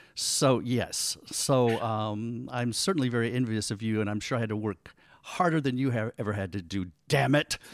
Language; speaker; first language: English; native; English